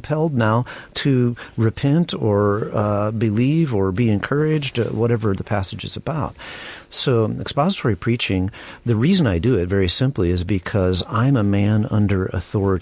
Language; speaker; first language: English; native; English